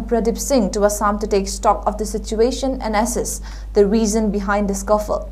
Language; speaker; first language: English; non-native, local second language; Manipuri